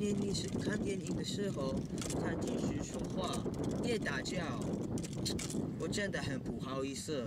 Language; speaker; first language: Chinese; non-native, learner; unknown